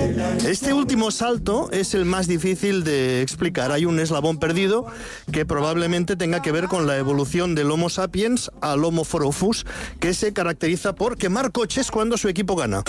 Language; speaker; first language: Spanish; native; Spanish